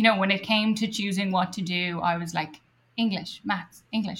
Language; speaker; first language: English; native; English